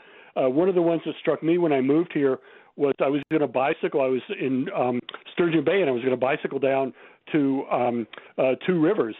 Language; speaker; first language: English; native; English